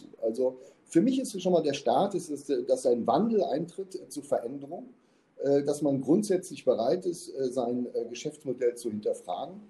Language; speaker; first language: German; native; German